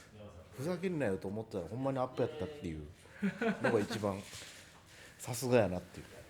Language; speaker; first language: Japanese; native; Japanese